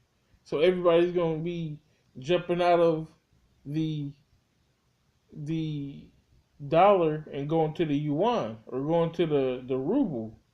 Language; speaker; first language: English; native; English